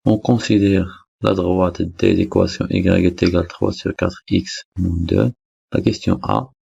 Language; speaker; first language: French; non-native, local second language; Arabic